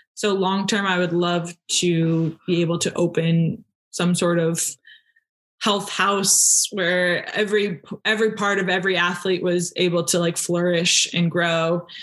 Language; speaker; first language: English; native; English